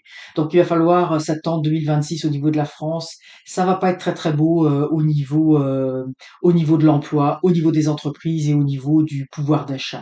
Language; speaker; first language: French; native; French